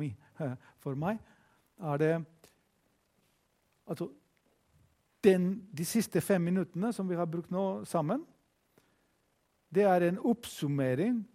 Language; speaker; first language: Norwegian; non-native, fluent; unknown